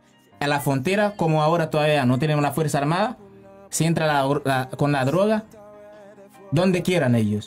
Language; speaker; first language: Spanish; non-native, learner; Haitian Creole